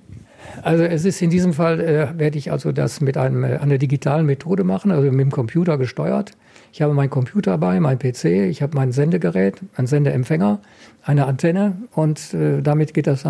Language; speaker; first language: German; native; German